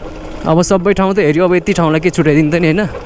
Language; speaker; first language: Nepali; native; Nepali